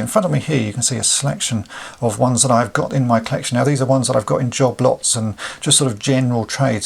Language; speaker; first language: English; native; English